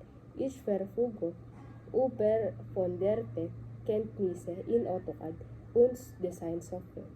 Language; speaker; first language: German; non-native, learner; Filipino